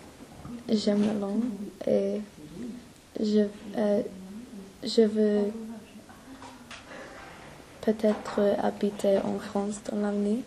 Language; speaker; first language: French; non-native, learner; English